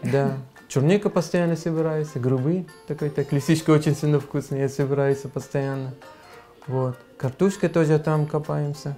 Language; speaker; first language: Russian; non-native, learner; Arabic